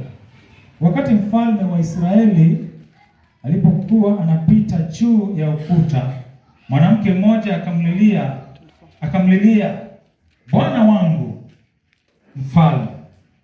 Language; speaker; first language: Swahili; native; Swahili